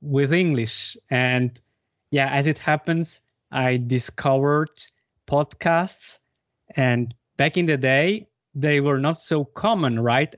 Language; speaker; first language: English; non-native, fluent; Swiss German